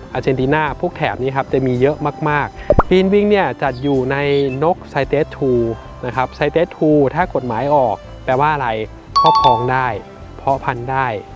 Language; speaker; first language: Thai; native; Thai